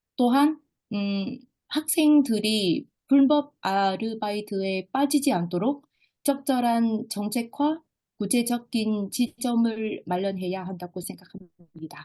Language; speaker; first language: Korean; non-native, fluent; Vietnamese